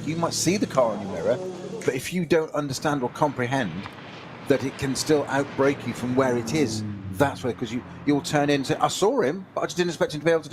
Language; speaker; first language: English; native; English